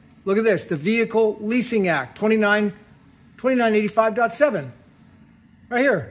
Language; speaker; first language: English; native; English